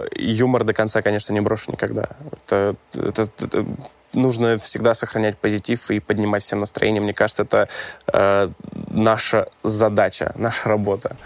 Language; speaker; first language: Russian; non-native, fluent; Romanian